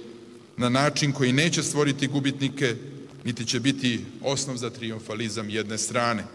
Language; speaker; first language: Serbian; native; Serbian